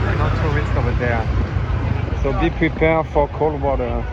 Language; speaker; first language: English; non-native, fluent; French